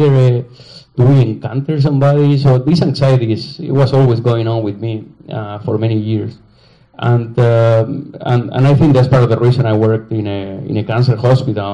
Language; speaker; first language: English; non-native, fluent; Spanish